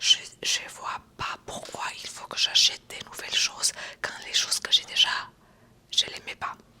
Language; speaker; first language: French; non-native, fluent; Romanian